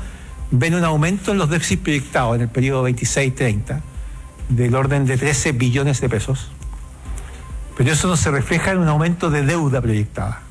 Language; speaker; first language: Spanish; native; Spanish